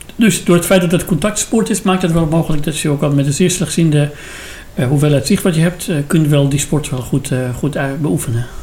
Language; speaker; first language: Dutch; non-native, fluent; Persian